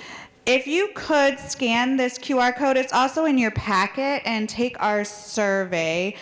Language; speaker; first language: English; native; English